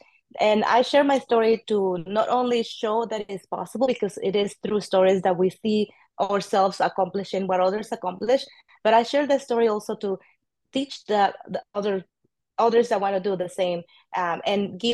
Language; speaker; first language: English; non-native, fluent; Spanish